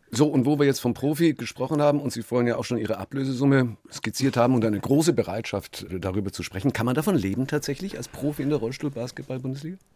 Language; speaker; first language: German; native; German